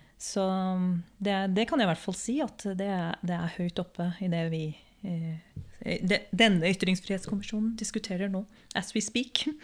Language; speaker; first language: Norwegian; early bilingual, other home language; Urdu